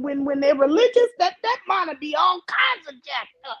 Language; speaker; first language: English; early bilingual, other home language; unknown